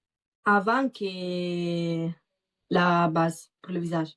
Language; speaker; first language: French; non-native, learner; Italian